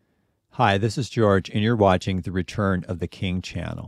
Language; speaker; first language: English; native; English